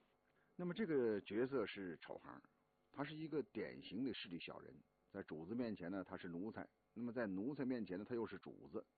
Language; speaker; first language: Chinese; native; Chinese